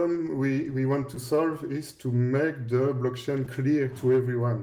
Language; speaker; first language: English; non-native, fluent; French